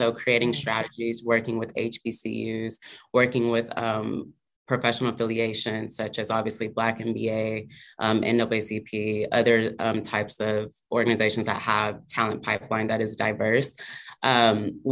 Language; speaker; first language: English; native; English